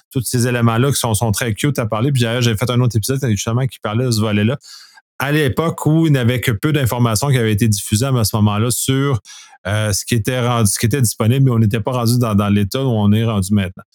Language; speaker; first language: French; native; French